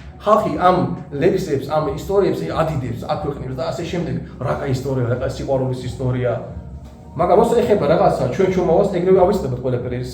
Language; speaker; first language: Georgian; non-native, local second language; Azerbaijani